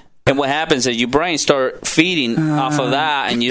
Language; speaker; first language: English; non-native, fluent; Spanish